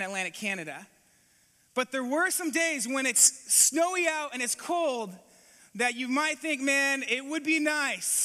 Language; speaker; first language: English; native; English